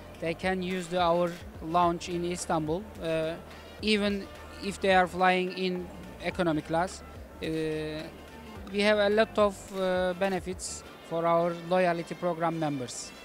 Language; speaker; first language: English; non-native, fluent; Turkish